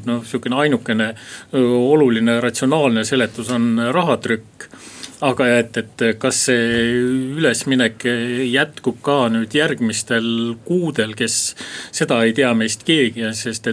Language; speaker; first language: Estonian; native; Estonian